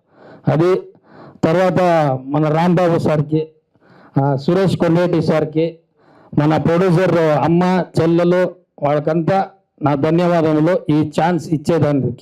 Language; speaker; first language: Telugu; non-native, learner; Kannada